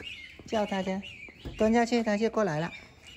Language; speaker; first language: Cantonese; native; Cantonese